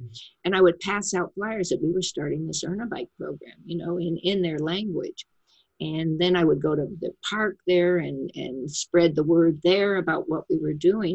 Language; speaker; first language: English; native; English